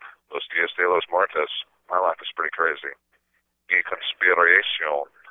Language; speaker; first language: Spanish; non-native, learner; English